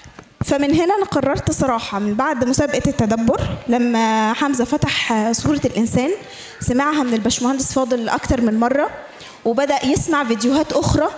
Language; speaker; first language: Arabic; native; Arabic